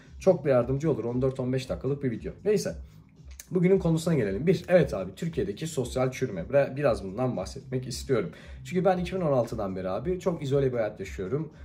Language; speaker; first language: Turkish; native; Turkish